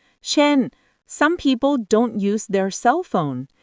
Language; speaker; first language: English; non-native, fluent; Thai